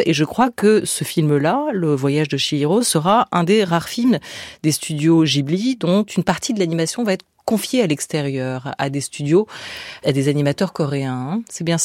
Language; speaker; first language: French; native; French